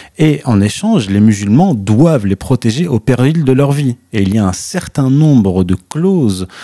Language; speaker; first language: French; early bilingual, other home language; Arabic